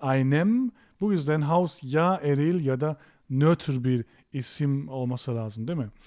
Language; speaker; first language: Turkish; non-native, fluent; German